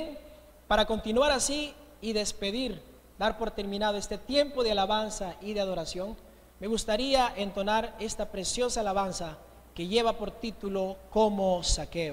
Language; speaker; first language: Spanish; native; Spanish